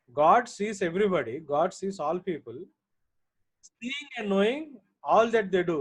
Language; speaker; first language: English; non-native, local second language; Telugu